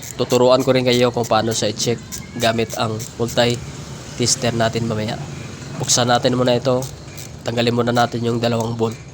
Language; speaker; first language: Filipino; non-native, local second language; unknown